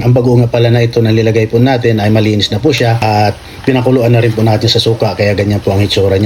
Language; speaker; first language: Filipino; native; Filipino